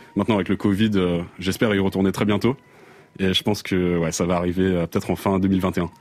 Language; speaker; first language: French; native; French